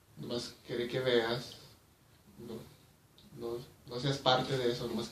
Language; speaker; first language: Spanish; early bilingual, heritage; Spanish